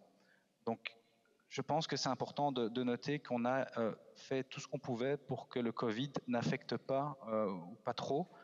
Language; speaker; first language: French; native; French